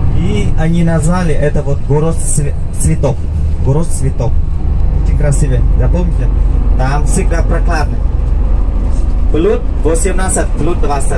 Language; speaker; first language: Russian; non-native, learner; Vietnamese